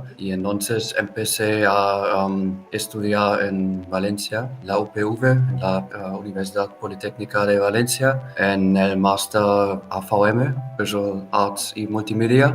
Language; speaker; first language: Spanish; non-native, fluent; German